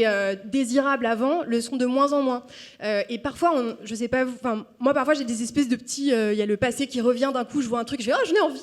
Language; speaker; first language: French; native; French